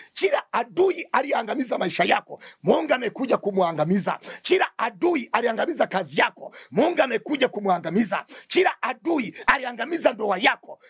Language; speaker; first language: Swahili; non-native, local second language; Kinyarwanda